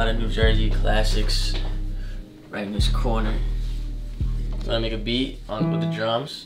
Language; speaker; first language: English; native; English